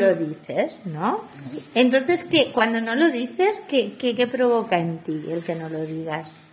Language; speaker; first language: Spanish; native; Spanish